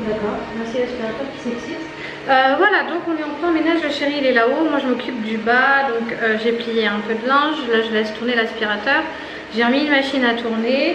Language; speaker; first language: French; native; French